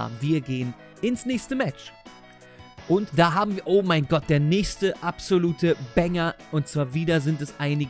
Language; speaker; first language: German; native; German